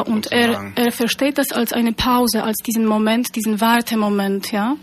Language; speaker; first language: German; non-native, fluent; Polish